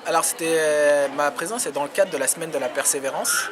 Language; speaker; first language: French; native; French